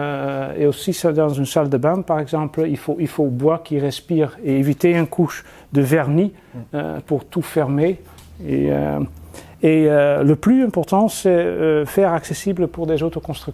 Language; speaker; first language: French; non-native, fluent; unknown